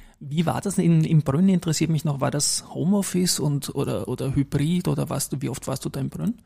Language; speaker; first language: German; native; German